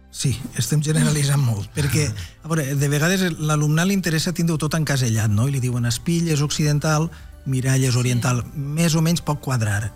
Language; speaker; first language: Catalan; native; Catalan